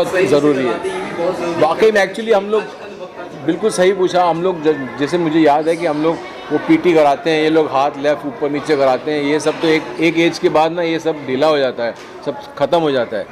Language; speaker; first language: Hindi; native; Hindi